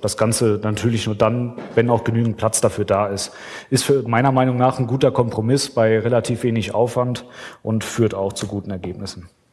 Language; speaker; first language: German; native; German